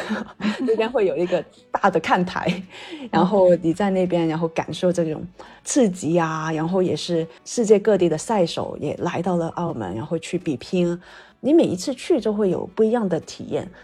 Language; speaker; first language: Chinese; non-native, local second language; Cantonese